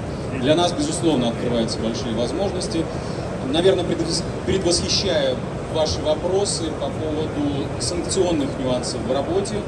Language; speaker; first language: Russian; native; Russian